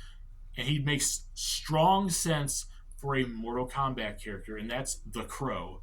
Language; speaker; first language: English; native; English